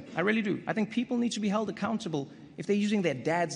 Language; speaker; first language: English; native; English